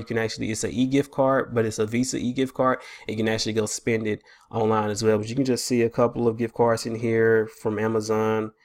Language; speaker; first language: English; native; English